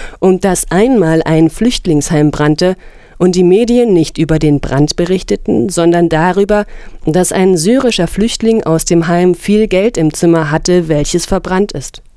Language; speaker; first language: German; native; German